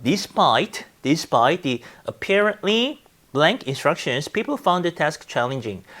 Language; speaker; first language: English; non-native, fluent; Korean